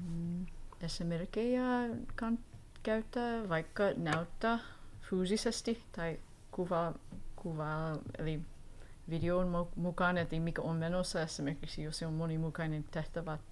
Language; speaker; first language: Finnish; non-native, learner; English